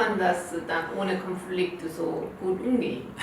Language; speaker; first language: German; non-native, learner; Korean